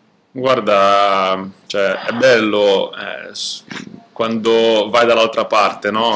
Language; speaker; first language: Italian; non-native, fluent; Portuguese